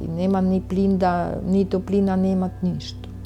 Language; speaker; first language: Macedonian; non-native, learner; Russian